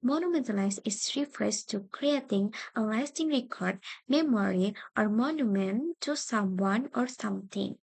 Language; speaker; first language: English; non-native, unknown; Indonesian